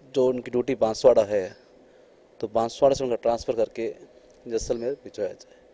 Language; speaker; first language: Hindi; native; Hindi